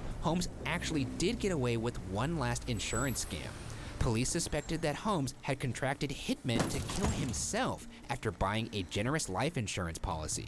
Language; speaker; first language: English; native; English